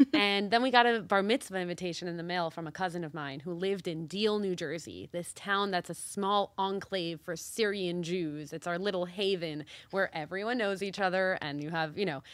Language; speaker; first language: English; early bilingual, other home language; Spanish